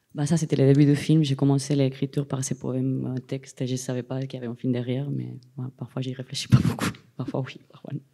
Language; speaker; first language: French; non-native, fluent; Spanish